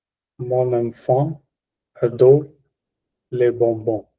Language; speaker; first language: French; non-native, learner; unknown